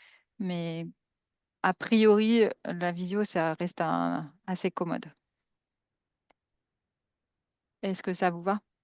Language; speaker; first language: French; native; French